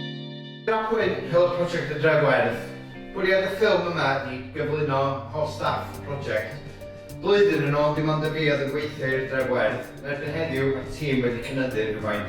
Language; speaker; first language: Welsh; native; Welsh